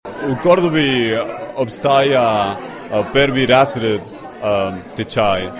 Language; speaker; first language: Slovenian; non-native, learner; Spanish